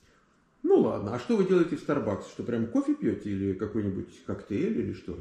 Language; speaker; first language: Russian; native; Russian